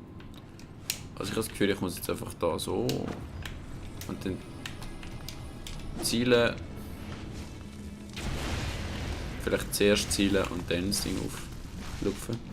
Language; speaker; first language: German; native; German